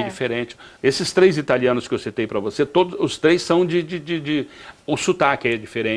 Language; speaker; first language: Portuguese; native; Portuguese